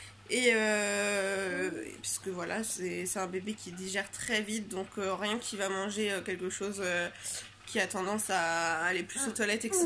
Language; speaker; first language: French; native; French